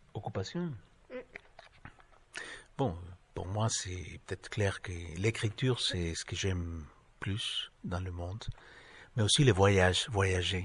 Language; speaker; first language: French; non-native, fluent; Spanish